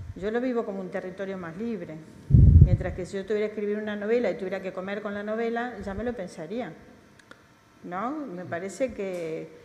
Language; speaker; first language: Spanish; native; Spanish